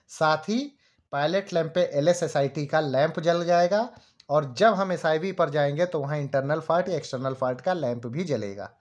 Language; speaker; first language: Hindi; native; Hindi